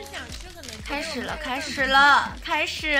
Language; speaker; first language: Chinese; native; Chinese